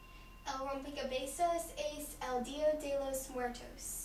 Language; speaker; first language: Spanish; non-native, learner; English